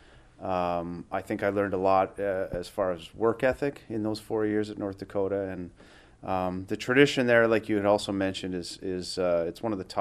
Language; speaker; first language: English; native; English